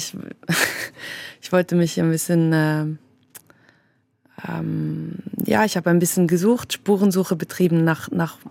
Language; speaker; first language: German; native; German